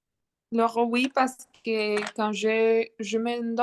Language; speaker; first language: French; non-native, learner; Spanish